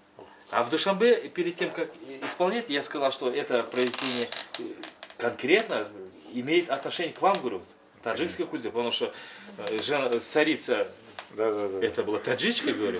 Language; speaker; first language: Russian; non-native, local second language; Kyrgyz